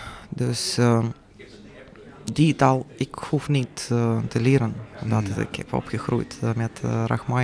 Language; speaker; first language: Dutch; non-native, fluent; Russian